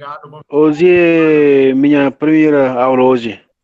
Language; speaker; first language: Portuguese; non-native, learner; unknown